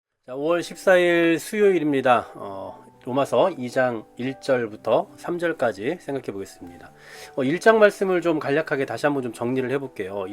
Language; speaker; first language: Korean; native; Korean